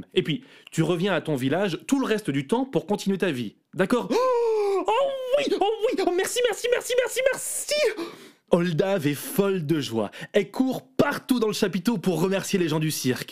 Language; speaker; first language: French; native; French